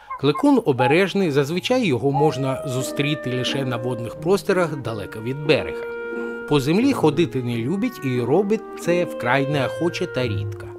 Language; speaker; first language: Ukrainian; non-native, local second language; Russian